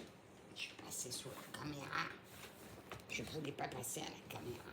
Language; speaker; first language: French; native; French